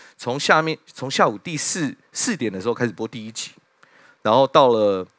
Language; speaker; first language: Chinese; native; Chinese